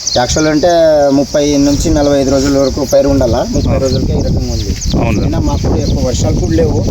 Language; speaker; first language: Telugu; non-native, local second language; Lambadi